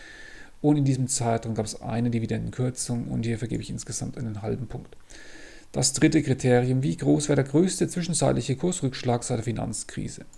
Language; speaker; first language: German; native; German